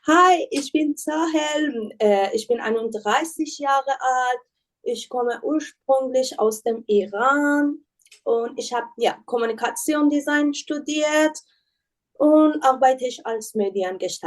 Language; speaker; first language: German; non-native, learner; Persian